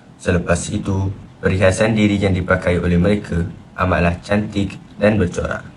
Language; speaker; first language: Malay; native; Malay